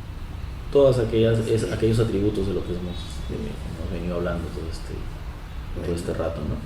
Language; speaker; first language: Spanish; native; Spanish